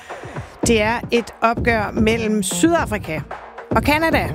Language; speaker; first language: Danish; native; Danish